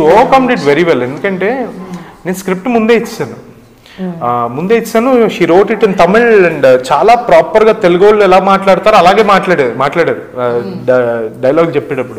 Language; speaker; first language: Telugu; native; Telugu